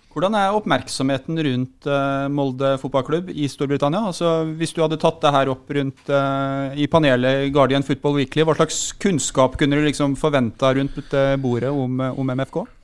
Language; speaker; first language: Norwegian; native; Norwegian